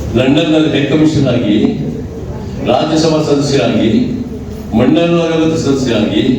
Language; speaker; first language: Kannada; non-native, local second language; Lambadi